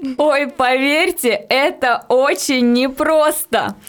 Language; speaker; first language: Russian; native; Russian